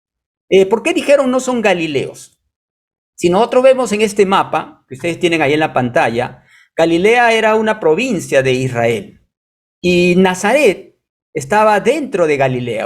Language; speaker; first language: Spanish; native; Spanish